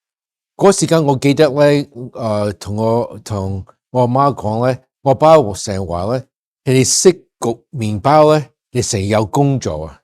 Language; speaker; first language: Cantonese; early bilingual, heritage; English